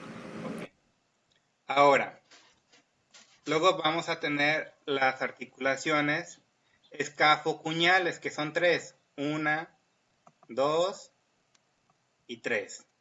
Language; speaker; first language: Spanish; native; Spanish